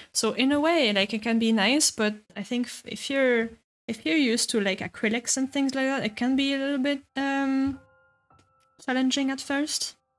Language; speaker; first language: English; non-native, fluent; French